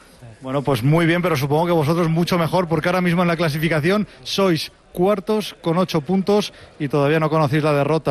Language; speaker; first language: Spanish; native; Spanish